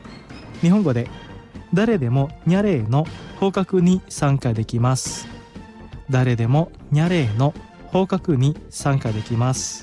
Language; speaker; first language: Japanese; non-native, fluent; Indonesian